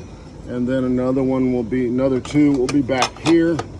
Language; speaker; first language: English; native; English